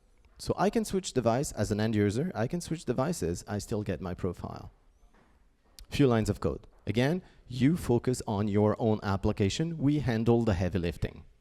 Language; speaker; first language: English; non-native, fluent; French